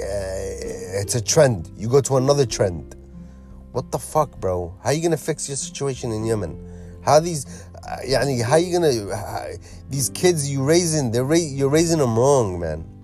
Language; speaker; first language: English; early bilingual, other home language; Arabic